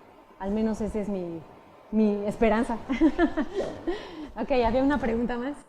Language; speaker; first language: Spanish; native; Spanish